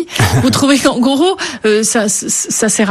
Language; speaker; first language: French; native; French